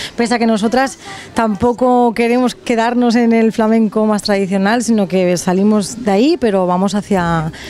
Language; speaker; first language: Spanish; native; Spanish